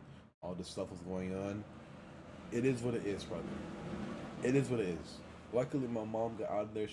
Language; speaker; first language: English; early bilingual, other home language; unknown